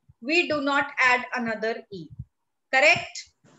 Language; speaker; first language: English; non-native, local second language; Hindi